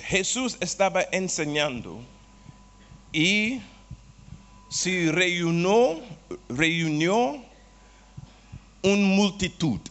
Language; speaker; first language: Spanish; non-native, learner; Portuguese